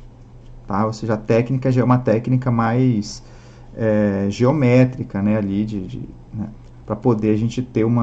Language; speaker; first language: Portuguese; native; Portuguese